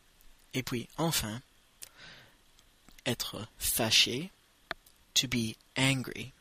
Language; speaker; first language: French; non-native, fluent; English